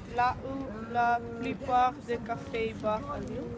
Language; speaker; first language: French; non-native, learner; Dutch